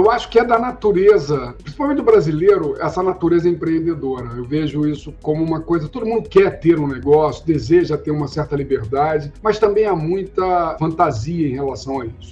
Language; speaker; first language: Portuguese; native; Portuguese